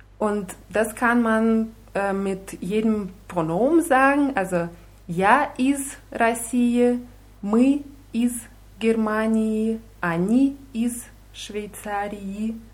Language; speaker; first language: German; non-native, fluent; Russian